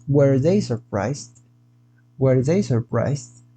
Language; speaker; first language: English; non-native, fluent; Spanish